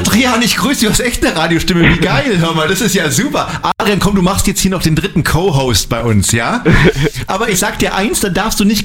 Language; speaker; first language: German; native; German